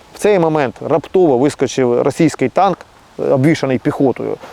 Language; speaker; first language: Ukrainian; native; Ukrainian